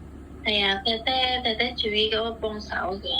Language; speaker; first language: Cantonese; non-native, learner; Indonesian